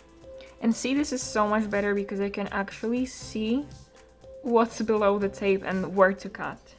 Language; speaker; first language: English; non-native, fluent; Polish